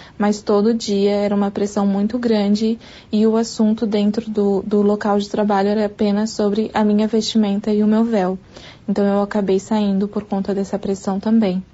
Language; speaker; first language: Portuguese; native; Portuguese